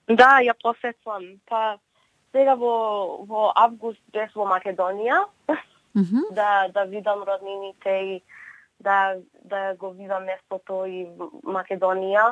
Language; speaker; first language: Macedonian; early bilingual, heritage; Macedonian